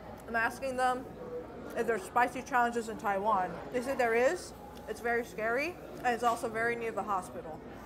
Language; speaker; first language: English; early bilingual, other home language; Chinese